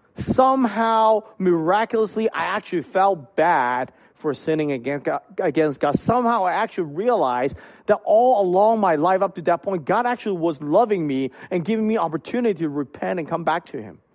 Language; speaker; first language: English; non-native, local second language; Cantonese